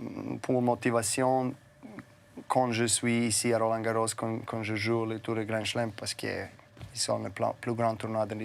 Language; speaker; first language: French; non-native, fluent; Serbian